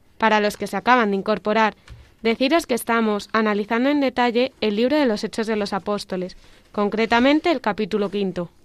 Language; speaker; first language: Spanish; native; Spanish